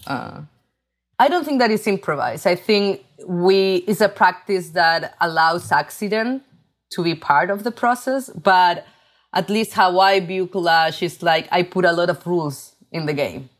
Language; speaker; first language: English; non-native, fluent; Spanish